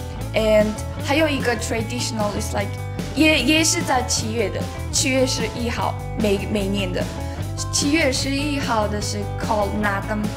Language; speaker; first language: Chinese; non-native, learner; Mongolian